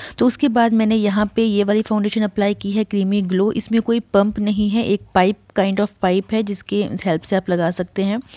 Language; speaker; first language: Hindi; native; Hindi